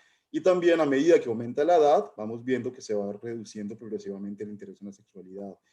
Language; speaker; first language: Spanish; native; Spanish